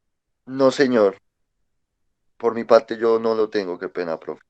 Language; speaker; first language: Spanish; native; Spanish